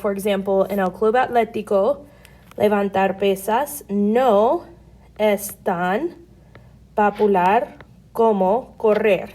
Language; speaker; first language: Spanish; non-native, fluent; English